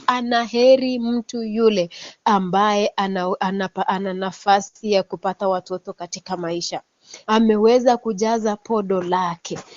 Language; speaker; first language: Swahili; non-native, local second language; Kalenjin